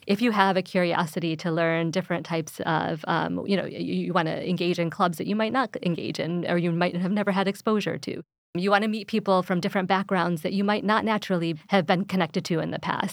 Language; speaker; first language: English; early bilingual, other home language; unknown